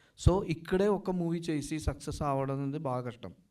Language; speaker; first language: Telugu; non-native, learner; Malayalam